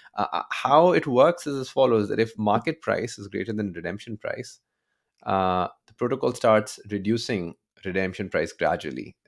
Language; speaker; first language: English; non-native, local second language; Urdu